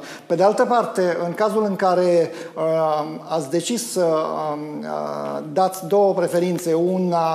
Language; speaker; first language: Romanian; native; Romanian